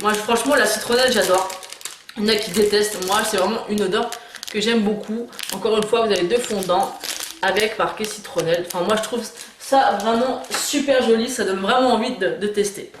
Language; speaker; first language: French; native; French